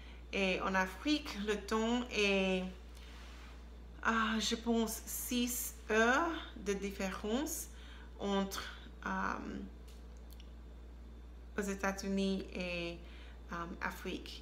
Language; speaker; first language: French; non-native, learner; English